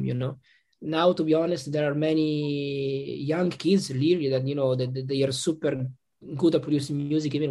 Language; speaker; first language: English; non-native, fluent; Italian